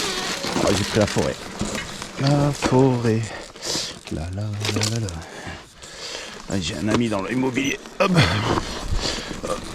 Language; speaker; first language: French; native; French